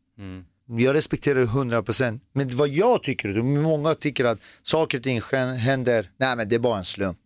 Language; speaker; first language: Swedish; early bilingual, other home language; Persian